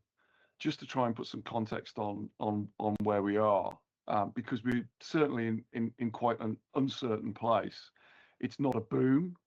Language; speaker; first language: English; native; English